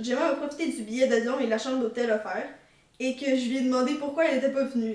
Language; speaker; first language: French; native; French